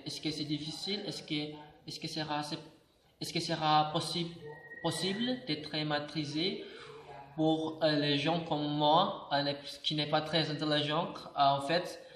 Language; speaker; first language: French; non-native, learner; Indonesian